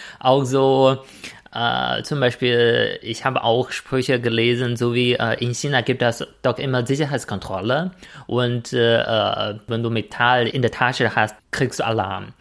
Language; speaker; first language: German; non-native, fluent; Chinese